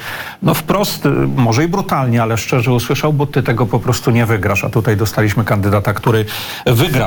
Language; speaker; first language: Polish; native; Polish